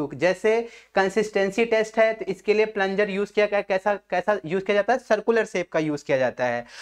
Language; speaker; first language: Hindi; non-native, local second language; Marathi